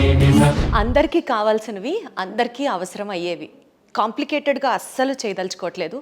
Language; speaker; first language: Telugu; native; Telugu